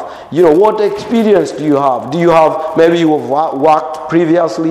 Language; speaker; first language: English; non-native, local second language; Swahili